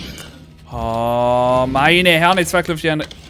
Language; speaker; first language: German; native; German